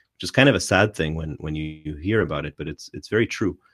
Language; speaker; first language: English; non-native, fluent; Arabic